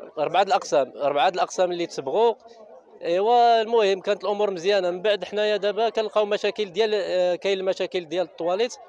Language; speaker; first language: Arabic; native; Arabic